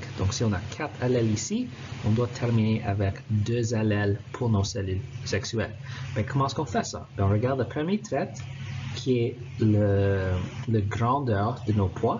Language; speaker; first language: French; non-native, local second language; English